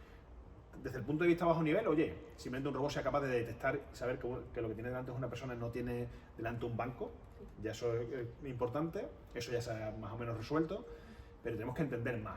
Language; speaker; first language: Spanish; native; Spanish